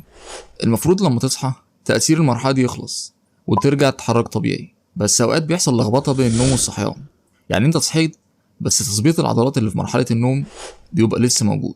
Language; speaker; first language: Arabic; native; Arabic